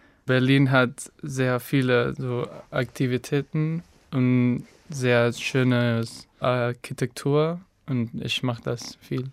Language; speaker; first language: German; non-native, learner; Spanish